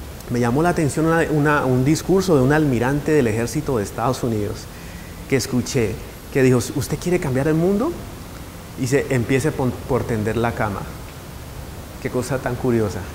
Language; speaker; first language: Spanish; native; Spanish